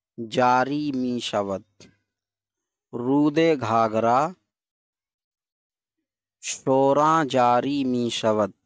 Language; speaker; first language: Persian; non-native, fluent; Urdu